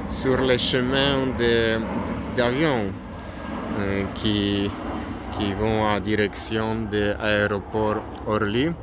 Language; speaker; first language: French; non-native, learner; Polish